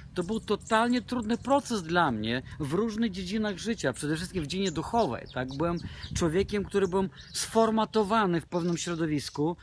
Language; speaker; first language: Polish; non-native, fluent; Romanian